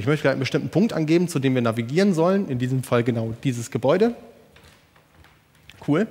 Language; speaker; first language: German; native; German